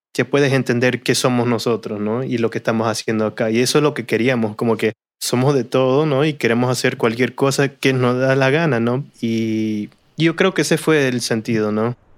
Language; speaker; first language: Spanish; early bilingual, heritage; Spanish